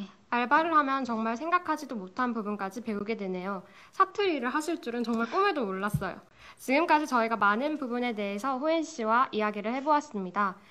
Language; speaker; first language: Korean; native; Korean